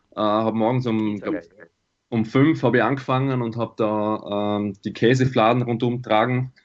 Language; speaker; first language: German; native; German